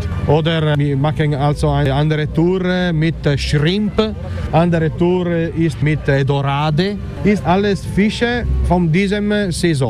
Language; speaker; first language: German; non-native, learner; Italian